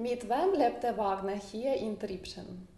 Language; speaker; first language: German; non-native, fluent; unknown